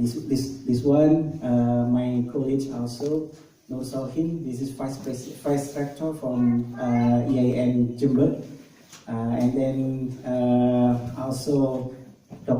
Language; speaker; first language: English; non-native, learner; Indonesian